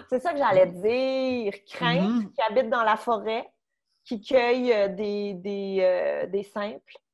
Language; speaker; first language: French; native; French